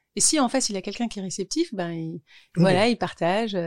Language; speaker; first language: French; native; French